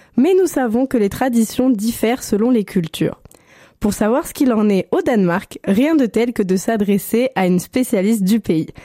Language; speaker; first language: French; native; French